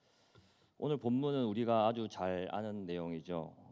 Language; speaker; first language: Korean; native; Korean